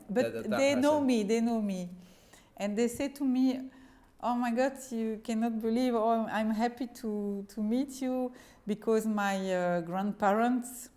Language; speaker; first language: English; non-native, fluent; French